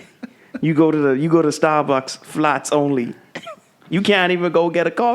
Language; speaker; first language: English; native; English